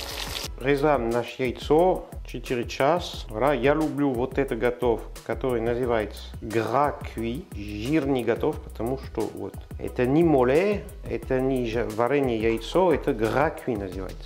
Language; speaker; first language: Russian; non-native, learner; French